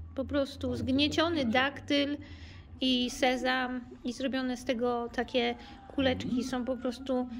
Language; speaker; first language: Polish; native; Polish